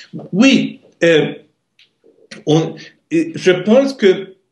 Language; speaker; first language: French; non-native, learner; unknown